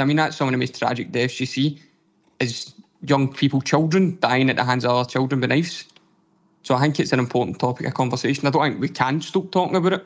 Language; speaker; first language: English; native; English